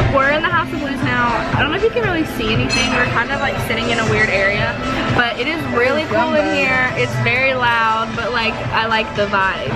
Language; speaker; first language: English; native; English